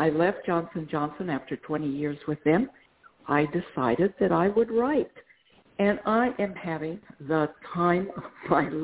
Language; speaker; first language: English; non-native, fluent; Spanish